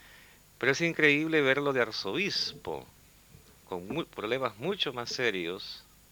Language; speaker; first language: Spanish; native; Spanish